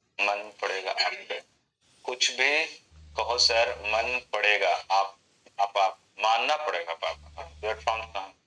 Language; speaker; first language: Hindi; native; Hindi